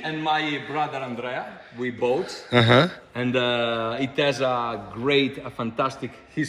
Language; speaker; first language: English; non-native, fluent; Italian